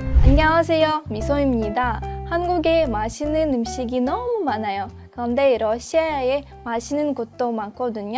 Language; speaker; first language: Korean; non-native, fluent; Russian